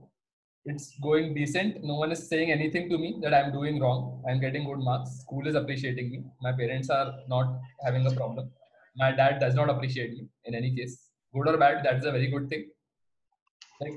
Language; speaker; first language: English; non-native, local second language; Hindi